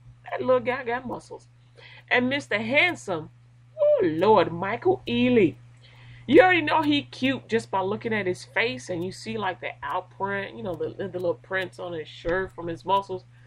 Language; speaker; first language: English; native; English